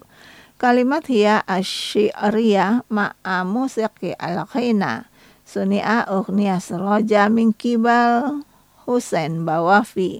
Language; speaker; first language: Arabic; non-native, learner; Indonesian